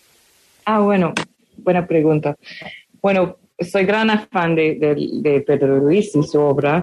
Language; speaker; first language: Spanish; non-native, fluent; English